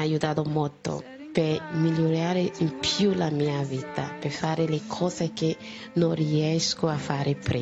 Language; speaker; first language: Italian; non-native, learner; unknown